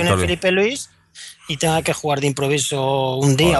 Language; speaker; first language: Spanish; native; Spanish